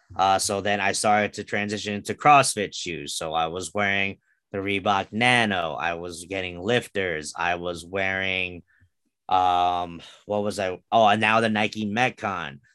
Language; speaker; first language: English; early bilingual, other home language; Filipino